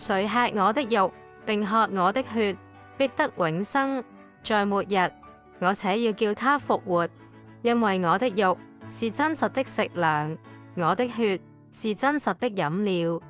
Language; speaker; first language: Chinese; native; Chinese